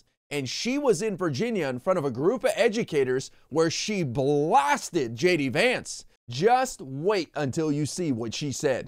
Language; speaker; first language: English; native; English